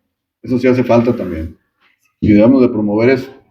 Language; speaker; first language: Spanish; native; Spanish